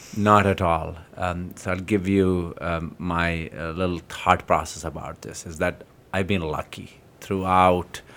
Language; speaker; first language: English; non-native, local second language; Kashmiri